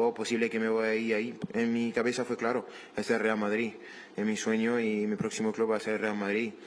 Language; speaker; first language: Spanish; non-native, learner; French